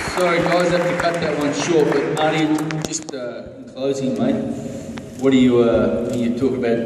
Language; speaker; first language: English; native; English